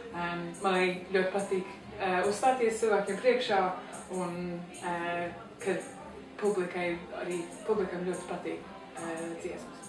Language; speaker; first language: Latvian; early bilingual, heritage; Latvian